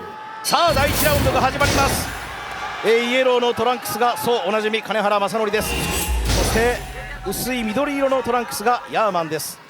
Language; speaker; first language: Japanese; native; Japanese